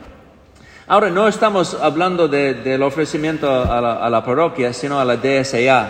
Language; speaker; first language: Spanish; non-native, fluent; English